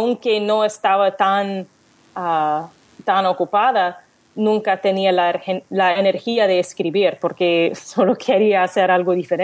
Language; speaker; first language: Spanish; non-native, learner; English